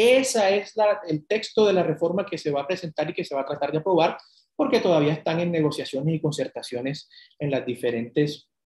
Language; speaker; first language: Spanish; native; Spanish